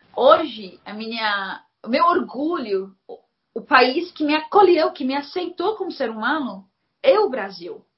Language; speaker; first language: Portuguese; non-native, fluent; Arabic